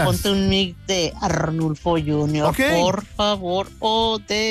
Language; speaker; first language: Spanish; native; Spanish